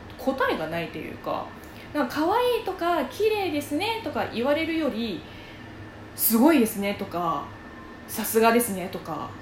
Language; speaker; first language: Japanese; non-native, fluent; Chinese